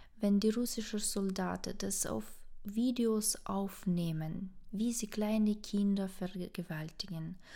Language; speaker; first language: German; non-native, fluent; Ukrainian